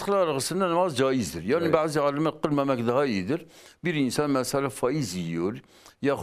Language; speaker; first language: Turkish; non-native, local second language; Kurdish